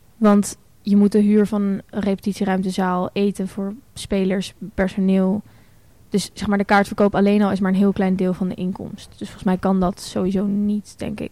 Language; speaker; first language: Dutch; native; Dutch